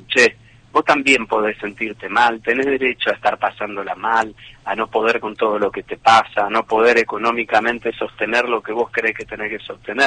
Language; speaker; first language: Spanish; native; Spanish